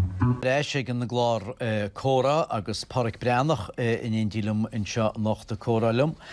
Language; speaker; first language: Irish; native; Irish